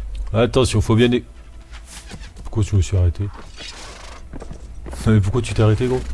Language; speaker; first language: French; native; French